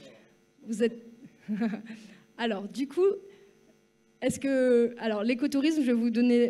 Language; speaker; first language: French; native; French